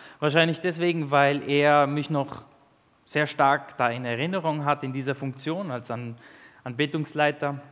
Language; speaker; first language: German; early bilingual, other home language; Italian